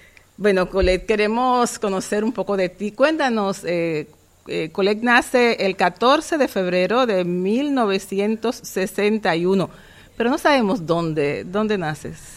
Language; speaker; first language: Spanish; native; Spanish